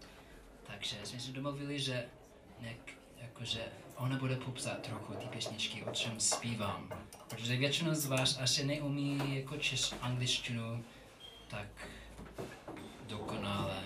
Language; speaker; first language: Czech; non-native, learner; English